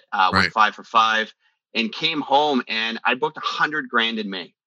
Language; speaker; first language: English; early bilingual, other home language; Italian